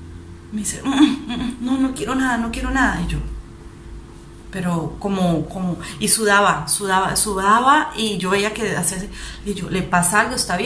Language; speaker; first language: Spanish; native; Spanish